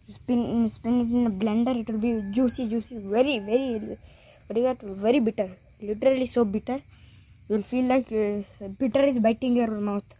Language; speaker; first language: English; non-native, local second language; Konkani